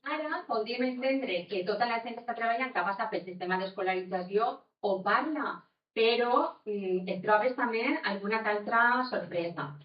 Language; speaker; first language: Catalan; native; Catalan